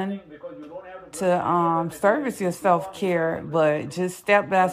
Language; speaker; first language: English; native; English